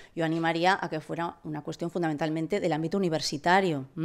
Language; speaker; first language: Spanish; non-native, local second language; Catalan